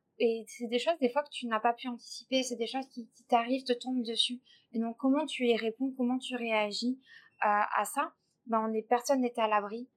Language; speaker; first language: French; native; French